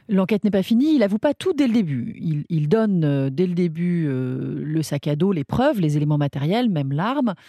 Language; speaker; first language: French; native; French